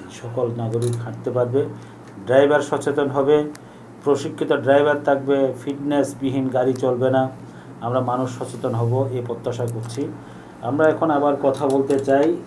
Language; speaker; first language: Bangla; native; Bangla